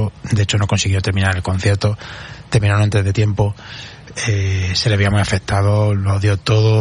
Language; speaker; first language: Spanish; native; Spanish